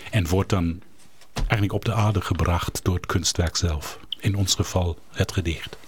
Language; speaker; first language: Dutch; non-native, fluent; German